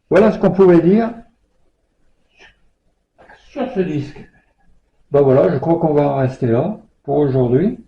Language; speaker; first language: French; native; French